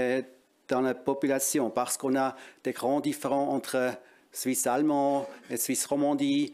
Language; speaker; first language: French; non-native, local second language; German